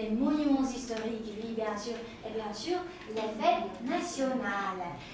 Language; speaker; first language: French; non-native, fluent; Uzbek